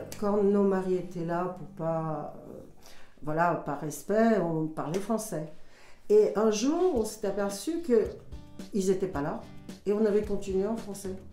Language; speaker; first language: French; non-native, fluent; Bulgarian